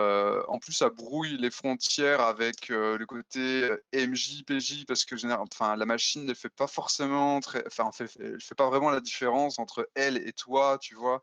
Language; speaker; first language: French; native; French